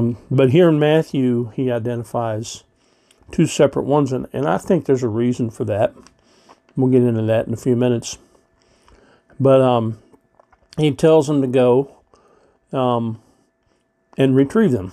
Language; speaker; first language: English; native; English